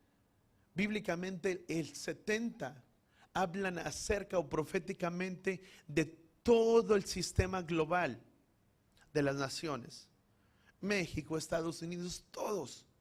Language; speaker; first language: Spanish; native; Spanish